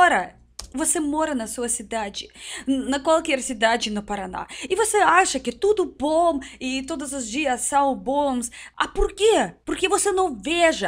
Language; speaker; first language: Portuguese; non-native, learner; Russian